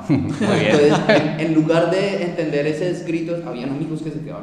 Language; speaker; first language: Spanish; native; Spanish